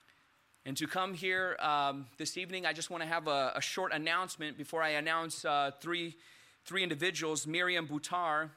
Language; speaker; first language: English; early bilingual, other home language; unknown